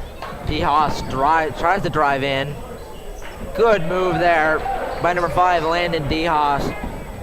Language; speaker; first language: English; native; English